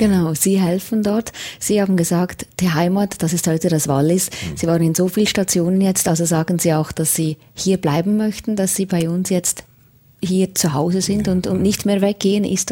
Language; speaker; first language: German; native; German